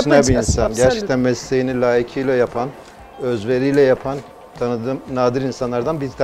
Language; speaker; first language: Turkish; native; Turkish